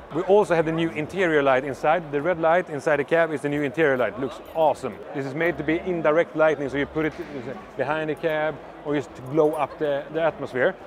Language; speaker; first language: English; non-native, fluent; Swedish